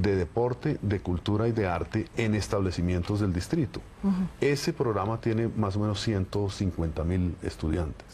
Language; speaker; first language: Spanish; native; Spanish